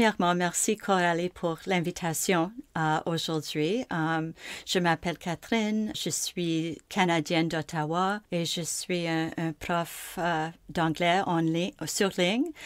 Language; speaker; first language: French; non-native, local second language; English